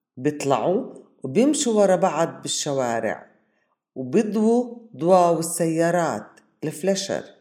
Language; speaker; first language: Arabic; native; Arabic